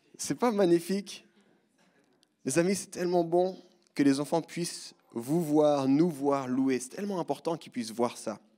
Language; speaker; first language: French; native; French